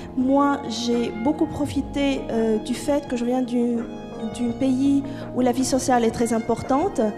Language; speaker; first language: French; non-native, fluent; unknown